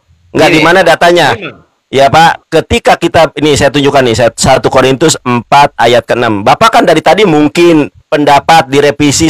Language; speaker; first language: Indonesian; native; Indonesian